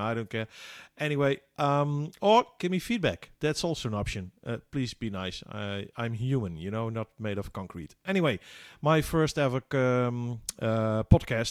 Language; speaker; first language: English; non-native, fluent; Dutch